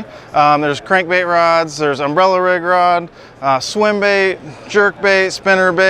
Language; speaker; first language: English; native; English